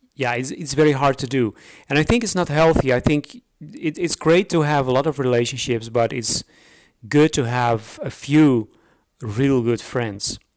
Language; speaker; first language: English; non-native, fluent; Dutch